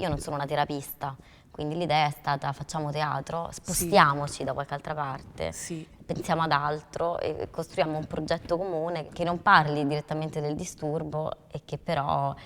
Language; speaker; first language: Italian; native; Italian